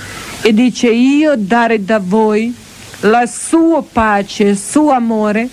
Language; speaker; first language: Italian; non-native, learner; Croatian